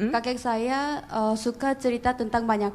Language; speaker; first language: Indonesian; non-native, learner; Korean